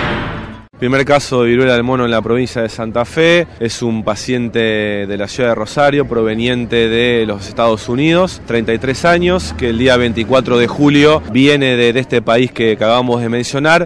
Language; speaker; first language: Spanish; native; Spanish